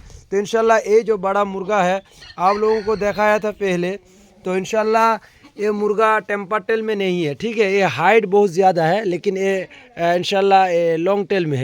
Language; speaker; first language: Hindi; non-native, local second language; Bangla